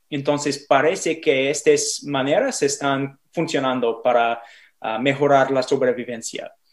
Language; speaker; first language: Spanish; non-native, learner; English